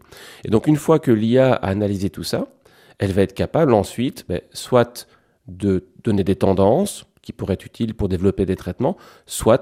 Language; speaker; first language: French; native; French